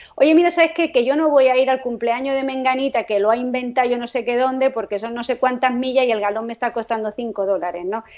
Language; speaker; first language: Spanish; native; Spanish